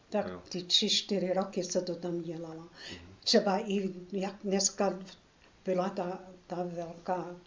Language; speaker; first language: Czech; non-native, local second language; German